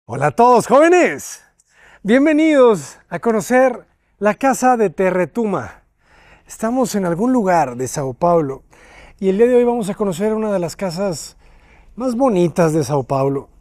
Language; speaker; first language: Spanish; native; Spanish